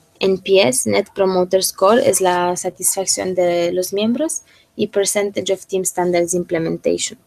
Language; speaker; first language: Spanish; non-native, learner; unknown